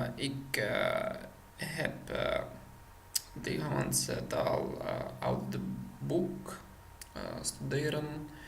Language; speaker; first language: Dutch; non-native, learner; Czech